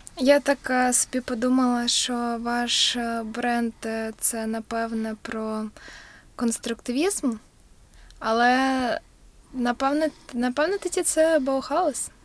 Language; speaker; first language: Ukrainian; native; Ukrainian